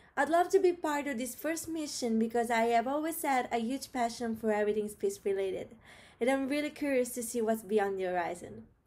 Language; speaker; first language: English; non-native, fluent; Italian